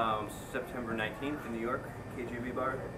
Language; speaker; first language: English; native; English